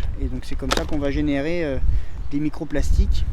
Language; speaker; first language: French; native; French